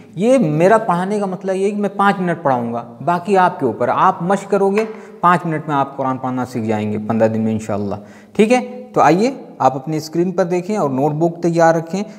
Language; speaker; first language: Urdu; native; Urdu